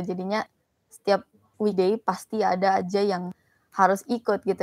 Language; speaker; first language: Indonesian; early bilingual, heritage; Indonesian